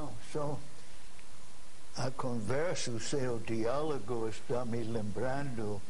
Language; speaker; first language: Portuguese; non-native, fluent; English